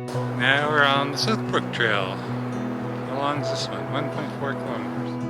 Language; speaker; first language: English; native; English